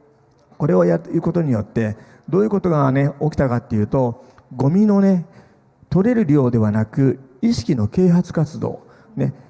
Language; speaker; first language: Japanese; native; Japanese